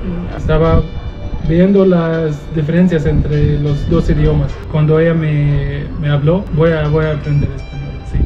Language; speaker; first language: Spanish; non-native, learner; Arabic